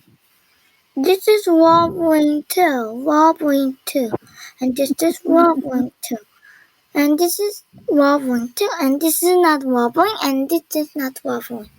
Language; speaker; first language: English; non-native, learner; Korean